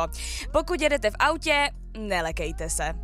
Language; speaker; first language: Czech; native; Czech